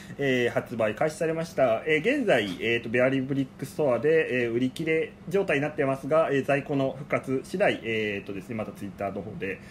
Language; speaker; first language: Japanese; native; Japanese